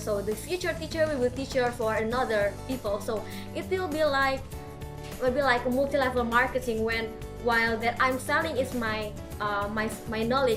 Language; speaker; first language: English; non-native, local second language; Indonesian